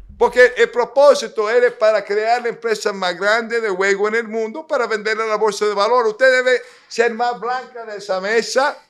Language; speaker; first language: Spanish; non-native, fluent; Italian